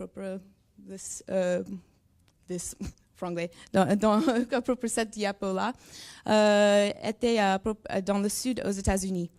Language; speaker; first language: French; non-native, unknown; English